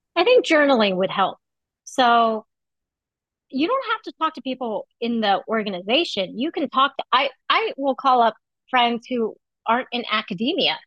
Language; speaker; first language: English; native; English